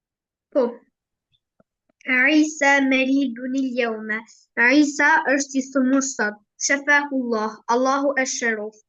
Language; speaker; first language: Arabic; non-native, learner; Albanian